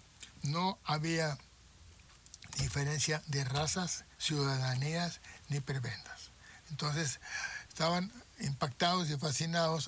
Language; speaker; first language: Spanish; native; Spanish